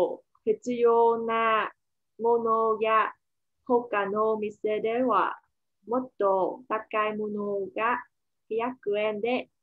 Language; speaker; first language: Japanese; non-native, fluent; Vietnamese